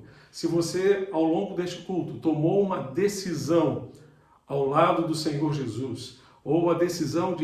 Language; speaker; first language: Portuguese; native; Portuguese